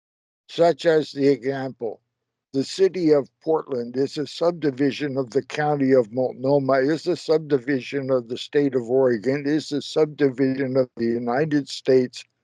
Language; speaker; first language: English; native; English